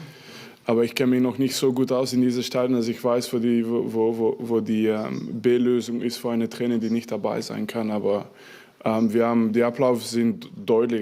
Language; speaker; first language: German; non-native, fluent; French